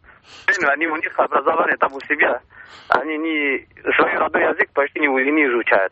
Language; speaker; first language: Russian; non-native, learner; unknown